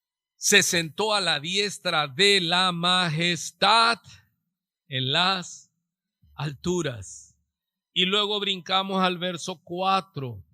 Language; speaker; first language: Spanish; native; Spanish